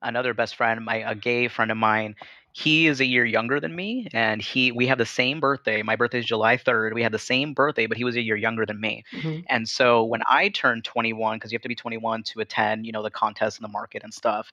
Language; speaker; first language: English; native; English